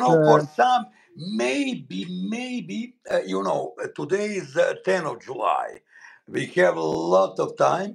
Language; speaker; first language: English; non-native, learner; Bosnian